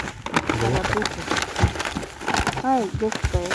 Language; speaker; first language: Spanish; non-native, learner; Filipino